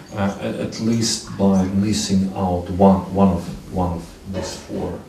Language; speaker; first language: English; non-native, learner; Russian